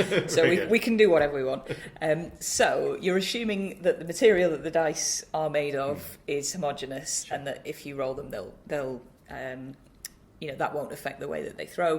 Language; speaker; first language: English; native; English